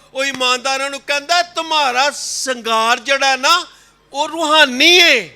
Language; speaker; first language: Urdu; non-native, local second language; Punjabi